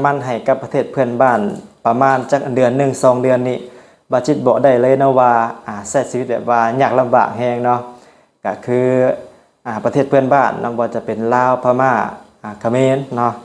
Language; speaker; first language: Thai; non-native, local second language; Northeastern Thai